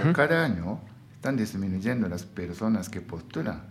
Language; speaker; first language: Spanish; non-native, fluent; Japanese